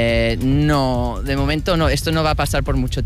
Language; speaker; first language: Spanish; early bilingual, heritage; Spanish